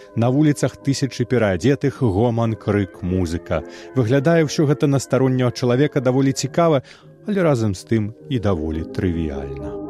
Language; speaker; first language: Belarusian; native; Belarusian